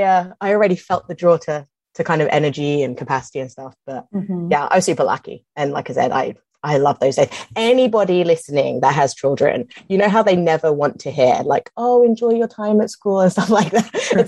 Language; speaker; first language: English; native; English